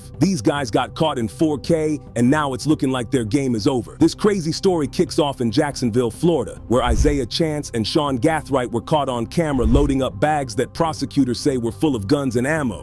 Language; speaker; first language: English; native; English